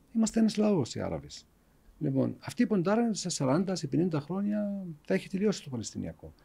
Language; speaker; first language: Greek; non-native, fluent; Arabic